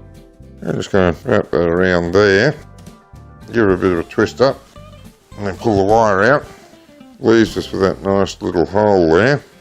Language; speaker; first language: English; native; English